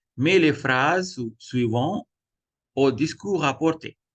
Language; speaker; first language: French; non-native, fluent; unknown